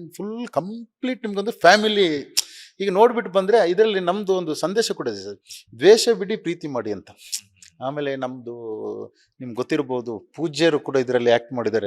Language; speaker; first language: Kannada; non-native, local second language; Tulu